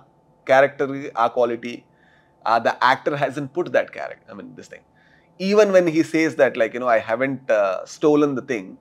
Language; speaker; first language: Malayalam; non-native, learner; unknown